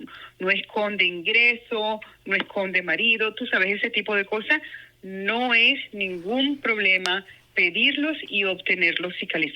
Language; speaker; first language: Spanish; non-native, local second language; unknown